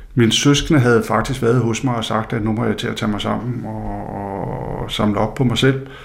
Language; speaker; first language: Danish; non-native, local second language; Faroese